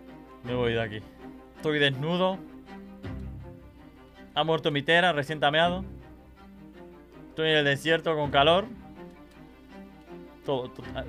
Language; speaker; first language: Spanish; native; Spanish